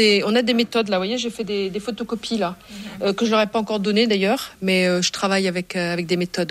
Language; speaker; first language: French; native; French